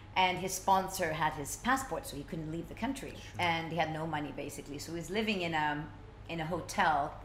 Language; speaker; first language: English; early bilingual, other home language; Swedish